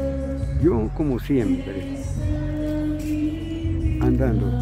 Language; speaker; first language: Spanish; native; Spanish